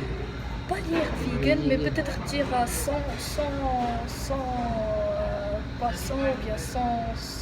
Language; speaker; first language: French; non-native, local second language; Arabic